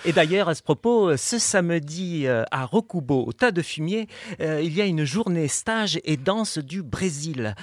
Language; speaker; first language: French; native; French